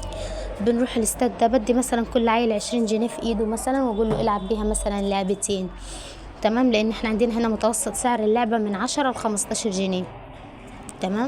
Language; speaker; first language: Arabic; native; Arabic